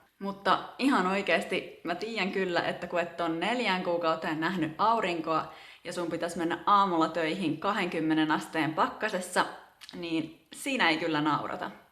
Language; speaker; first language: Finnish; native; Finnish